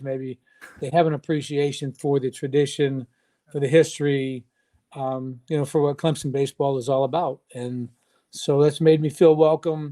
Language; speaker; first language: English; native; English